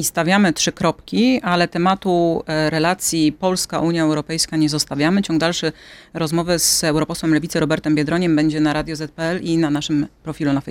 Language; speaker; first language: Polish; native; Polish